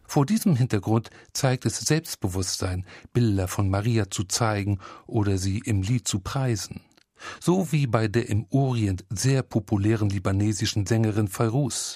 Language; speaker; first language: German; native; German